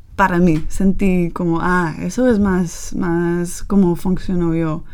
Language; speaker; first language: Spanish; non-native, learner; English